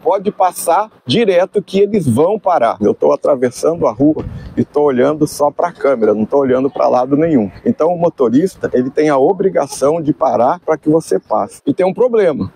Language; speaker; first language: Portuguese; native; Portuguese